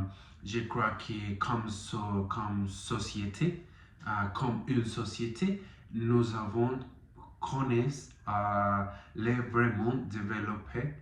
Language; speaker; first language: French; non-native, learner; Spanish